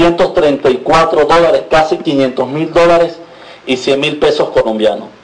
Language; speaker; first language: Spanish; native; Spanish